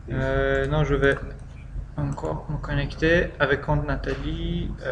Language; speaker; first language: French; non-native, fluent; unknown